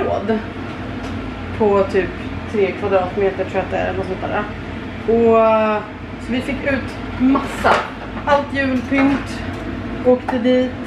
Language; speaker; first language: Swedish; native; Swedish